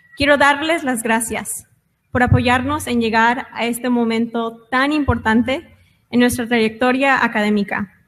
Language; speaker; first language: Spanish; early bilingual, heritage; Spanish